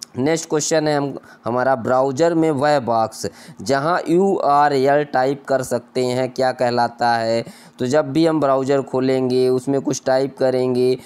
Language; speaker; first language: Hindi; native; Hindi